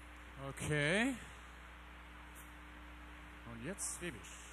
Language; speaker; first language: German; non-native, learner; English